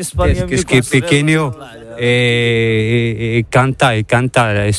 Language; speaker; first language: Spanish; non-native, learner; Arabic